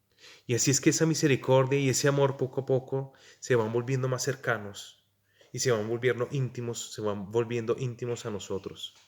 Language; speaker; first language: Spanish; native; Spanish